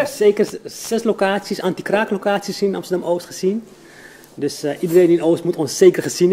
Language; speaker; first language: Dutch; native; Dutch